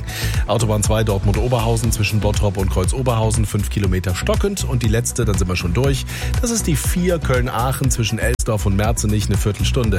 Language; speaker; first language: German; native; German